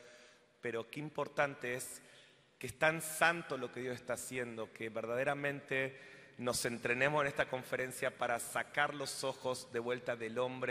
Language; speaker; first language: Spanish; native; Spanish